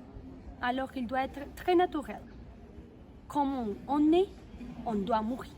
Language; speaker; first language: French; non-native, learner; Spanish